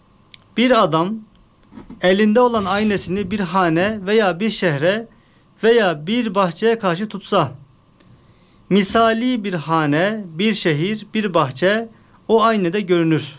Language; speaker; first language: Turkish; native; Turkish